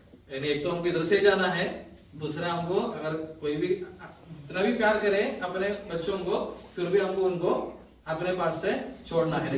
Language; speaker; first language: Hindi; non-native, local second language; Marathi